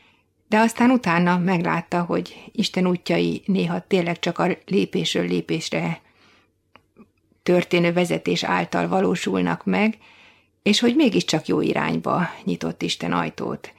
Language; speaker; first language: Hungarian; native; Hungarian